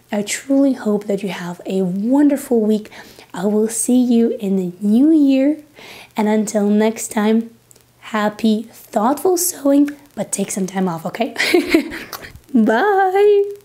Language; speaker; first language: English; non-native, fluent; Russian